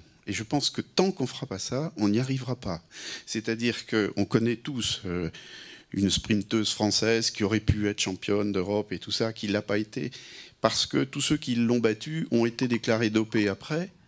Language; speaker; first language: French; native; French